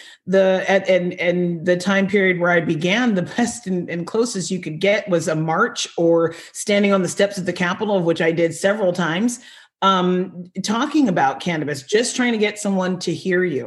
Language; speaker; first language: English; native; English